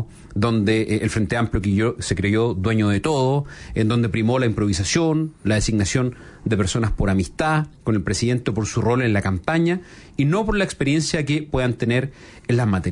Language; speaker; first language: Spanish; native; Spanish